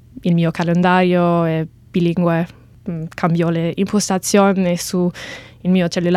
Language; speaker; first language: Italian; non-native, learner; English